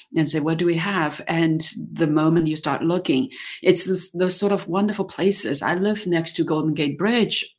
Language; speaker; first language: English; non-native, fluent; Chinese